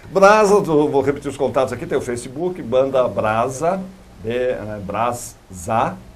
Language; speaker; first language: Portuguese; native; Portuguese